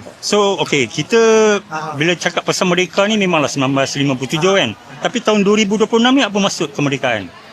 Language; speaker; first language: Malay; native; Malay